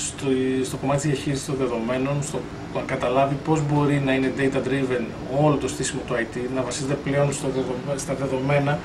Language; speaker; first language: Greek; native; Greek